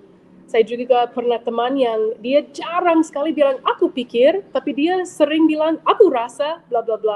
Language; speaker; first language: Indonesian; non-native, fluent; English